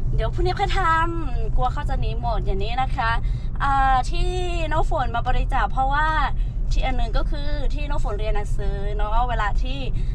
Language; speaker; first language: Thai; non-native, local second language; Lahu